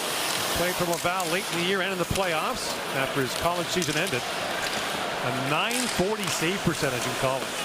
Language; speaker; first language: English; native; English